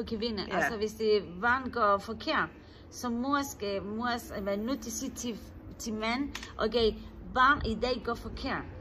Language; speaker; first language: Danish; non-native, learner; Spanish